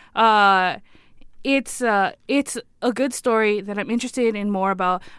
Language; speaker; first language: English; native; English